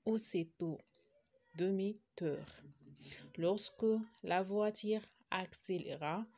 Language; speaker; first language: French; non-native, local second language; Arabic